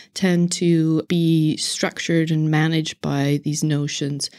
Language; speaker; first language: English; native; English